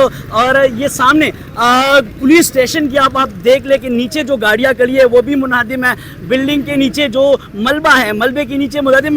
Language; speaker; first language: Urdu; non-native, local second language; Pashto